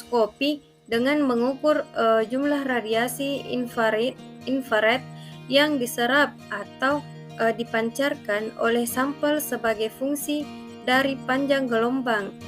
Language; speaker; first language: Indonesian; native; Indonesian